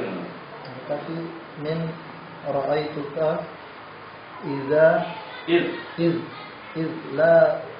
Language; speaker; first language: Arabic; non-native, learner; Indonesian